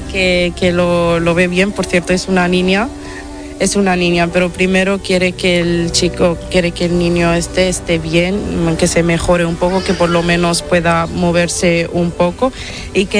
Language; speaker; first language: Spanish; non-native, fluent; Italian